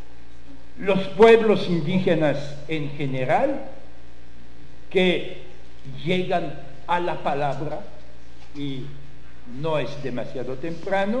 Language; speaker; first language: Spanish; non-native, fluent; French